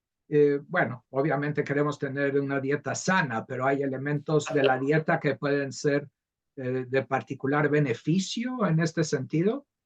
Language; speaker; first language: Spanish; native; Spanish